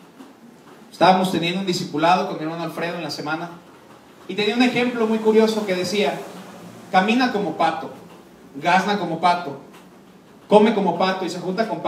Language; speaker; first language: Spanish; native; Spanish